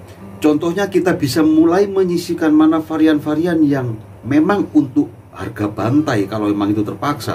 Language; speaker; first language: Indonesian; native; Indonesian